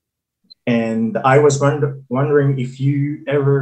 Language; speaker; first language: English; non-native, fluent; Japanese